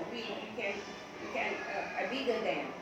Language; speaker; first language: English; non-native, learner; Thai